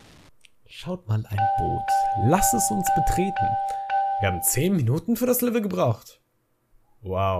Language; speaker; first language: German; native; German